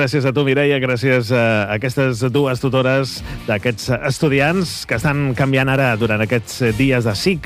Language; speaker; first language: Catalan; native; Catalan